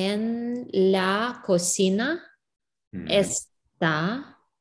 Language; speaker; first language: Spanish; non-native, learner; English